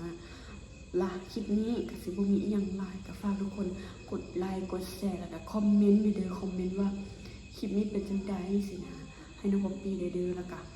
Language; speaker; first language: Thai; non-native, local second language; Lao